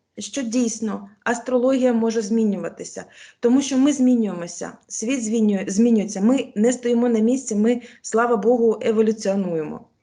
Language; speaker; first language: Ukrainian; non-native, local second language; Russian